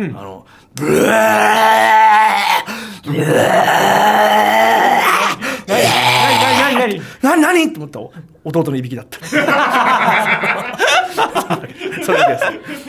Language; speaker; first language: Japanese; native; Japanese